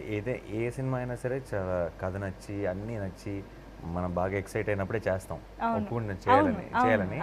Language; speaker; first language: Telugu; native; Telugu